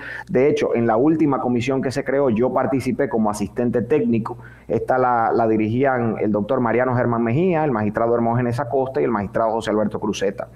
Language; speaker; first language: Spanish; native; Spanish